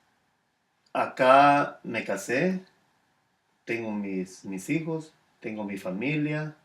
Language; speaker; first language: Spanish; native; Spanish